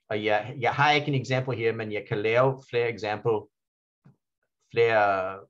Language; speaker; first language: Danish; non-native, fluent; English